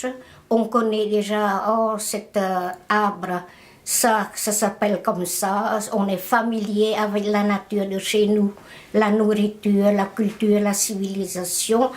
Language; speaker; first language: French; non-native, fluent; Khmer